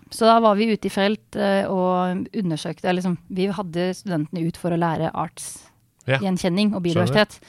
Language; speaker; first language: Norwegian; native; Norwegian